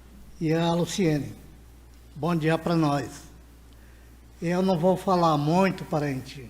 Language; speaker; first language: Portuguese; non-native, local second language; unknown